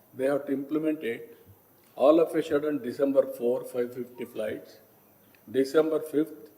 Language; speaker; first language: English; non-native, local second language; Telugu